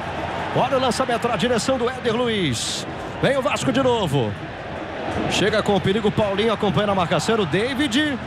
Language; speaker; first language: Portuguese; native; Portuguese